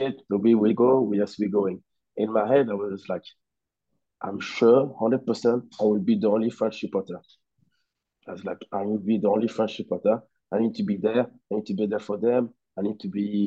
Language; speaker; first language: English; non-native, learner; French